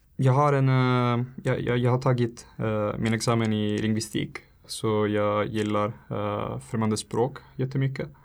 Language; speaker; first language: Swedish; non-native, learner; Italian